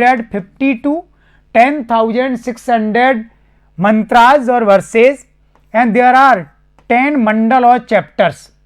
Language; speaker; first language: English; non-native, local second language; Hindi